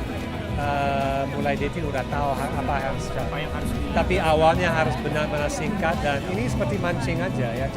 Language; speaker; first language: Indonesian; non-native, fluent; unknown